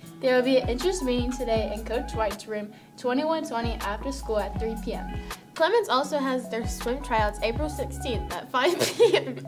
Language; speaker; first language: English; native; English